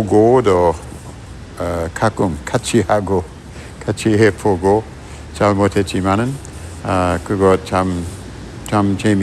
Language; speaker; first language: Korean; non-native, fluent; English